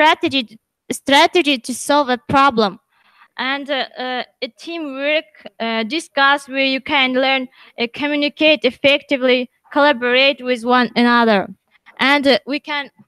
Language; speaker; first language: English; non-native, learner; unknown